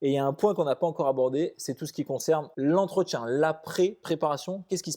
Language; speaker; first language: French; native; French